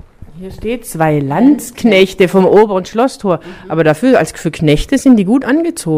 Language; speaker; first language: German; native; German